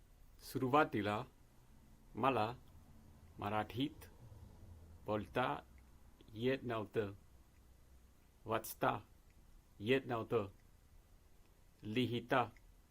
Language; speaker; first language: Marathi; non-native, learner; Spanish